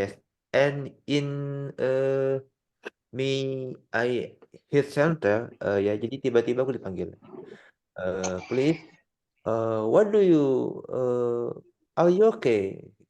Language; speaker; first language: English; non-native, learner; Indonesian